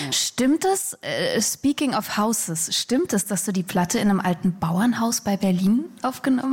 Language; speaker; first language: German; native; German